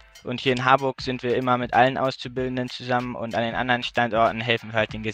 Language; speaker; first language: German; native; German